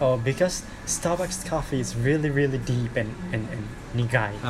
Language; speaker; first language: English; non-native, learner; Japanese